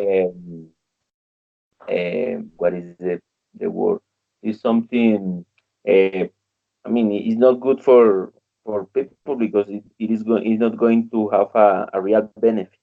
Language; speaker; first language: English; non-native, learner; Spanish